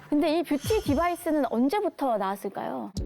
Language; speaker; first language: Korean; native; Korean